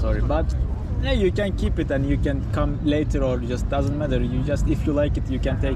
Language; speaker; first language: English; non-native, fluent; Slovak